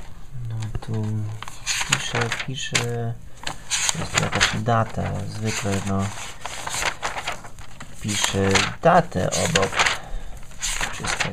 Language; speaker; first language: Polish; non-native, fluent; English